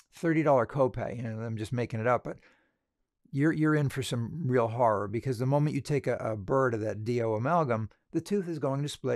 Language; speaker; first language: English; native; English